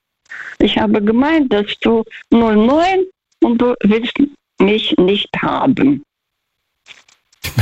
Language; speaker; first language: German; early bilingual, heritage; Russian